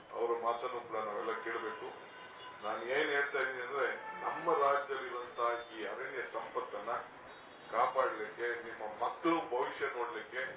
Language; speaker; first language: Kannada; native; Kannada